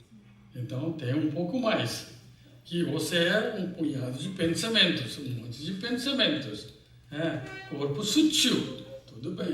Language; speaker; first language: Portuguese; non-native, fluent; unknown